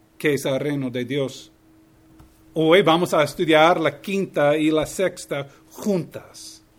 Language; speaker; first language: Spanish; non-native, fluent; English